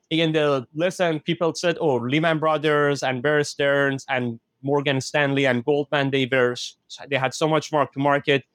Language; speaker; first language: English; non-native, fluent; Persian